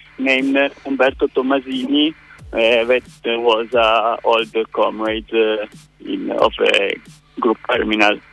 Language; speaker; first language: English; non-native, learner; Italian